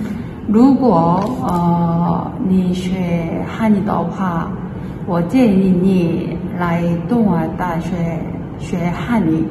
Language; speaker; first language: Chinese; non-native, learner; Korean